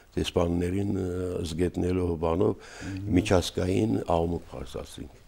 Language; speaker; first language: Armenian; native; Armenian